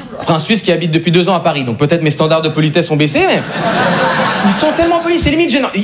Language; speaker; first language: French; native; French